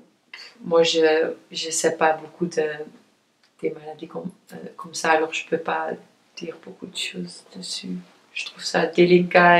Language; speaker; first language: French; non-native, fluent; Dutch